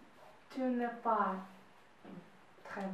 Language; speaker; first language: French; non-native, learner; Russian